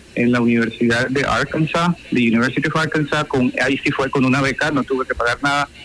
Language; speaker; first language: Spanish; native; Spanish